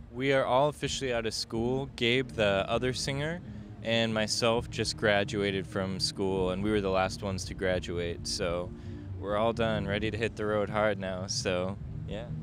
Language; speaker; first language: English; native; English